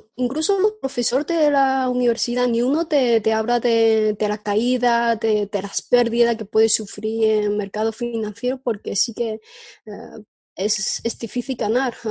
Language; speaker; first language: Spanish; non-native, fluent; Chinese